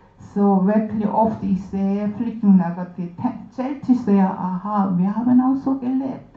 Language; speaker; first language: German; non-native, learner; Korean